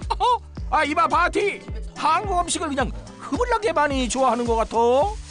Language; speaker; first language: Korean; native; Korean